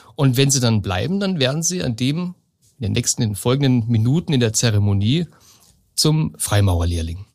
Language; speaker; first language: German; native; German